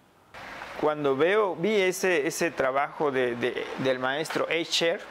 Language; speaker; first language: Spanish; non-native, local second language; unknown